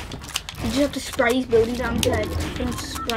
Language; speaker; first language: English; native; English